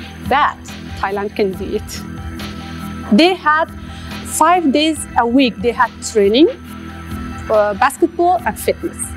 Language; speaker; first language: English; non-native, local second language; Persian